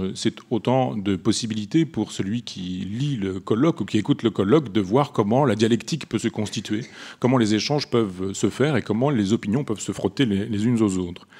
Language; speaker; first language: French; native; French